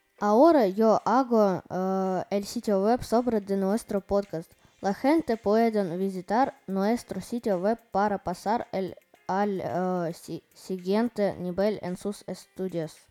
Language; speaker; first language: Spanish; non-native, learner; Russian